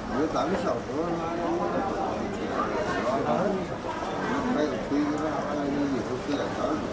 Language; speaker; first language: Chinese; native; Chinese